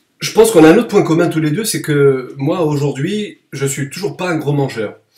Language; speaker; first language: French; native; French